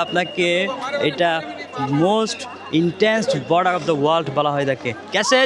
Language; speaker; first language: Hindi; non-native, fluent; Bangla